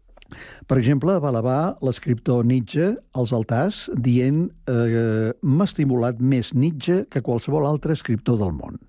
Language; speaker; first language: Catalan; native; Catalan